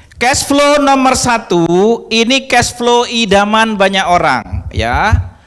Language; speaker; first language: Indonesian; non-native, local second language; Madurese